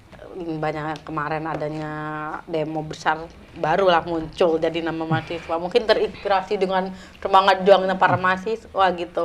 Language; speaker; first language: Indonesian; native; Indonesian